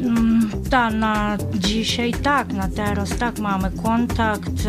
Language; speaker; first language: Polish; non-native, learner; Ukrainian